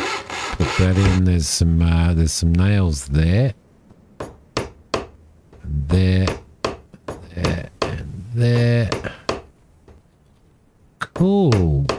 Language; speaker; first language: English; native; English